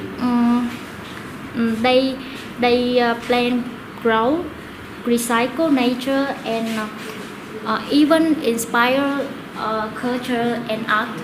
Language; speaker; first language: English; non-native, learner; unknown